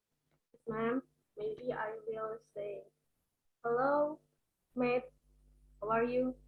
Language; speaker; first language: English; non-native, learner; Indonesian